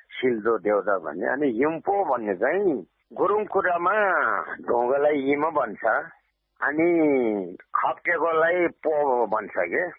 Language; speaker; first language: Nepali; non-native, local second language; Gurung